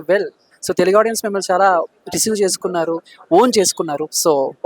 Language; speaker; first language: Telugu; native; Telugu